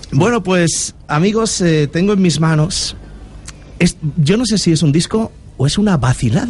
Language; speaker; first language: Spanish; native; Spanish